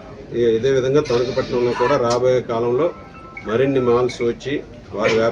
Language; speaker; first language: Telugu; native; Telugu